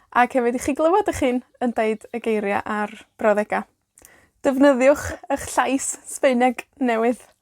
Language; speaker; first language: Welsh; native; Welsh